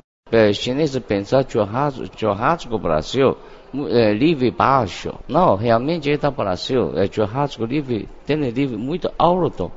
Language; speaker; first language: Portuguese; non-native, learner; Chinese